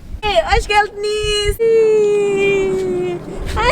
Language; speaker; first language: Turkish; non-native, fluent; Portuguese